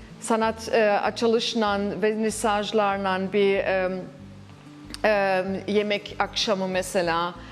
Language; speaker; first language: Turkish; early bilingual, heritage; Turkish